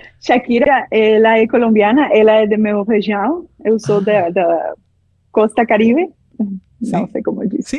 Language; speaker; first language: Portuguese; non-native, learner; Spanish